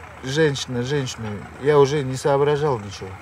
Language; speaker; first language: Russian; native; Russian